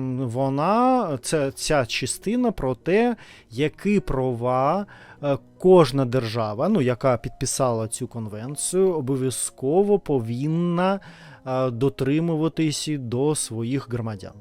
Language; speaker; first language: Ukrainian; non-native, learner; Russian